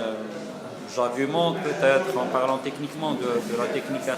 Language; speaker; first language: French; non-native, local second language; Arabic